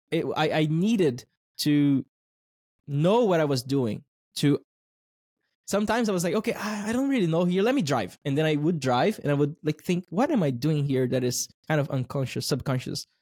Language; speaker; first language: English; non-native, fluent; Portuguese